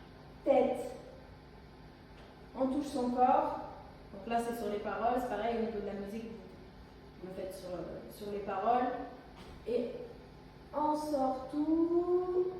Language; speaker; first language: French; native; French